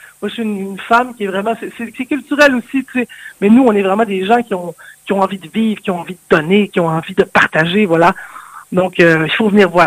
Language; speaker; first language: French; native; French